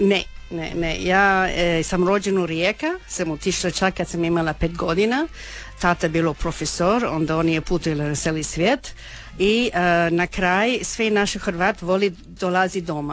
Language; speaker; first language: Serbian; early bilingual, heritage; Croatian